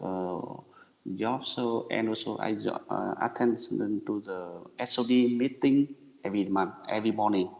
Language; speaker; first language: English; non-native, learner; Vietnamese